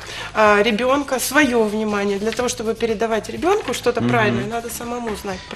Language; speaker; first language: Russian; native; Russian